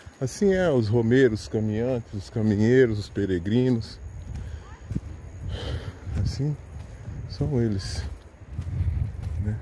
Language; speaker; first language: Portuguese; native; Portuguese